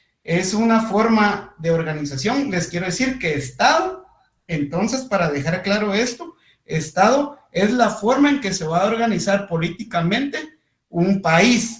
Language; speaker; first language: Spanish; native; Spanish